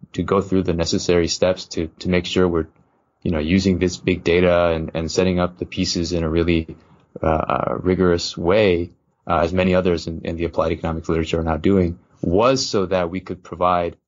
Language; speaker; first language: English; native; English